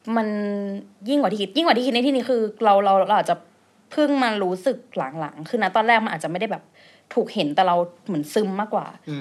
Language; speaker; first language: Thai; native; Thai